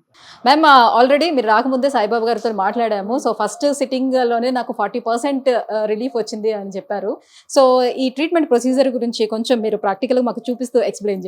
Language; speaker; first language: Telugu; native; Telugu